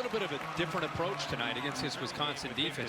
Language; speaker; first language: English; native; English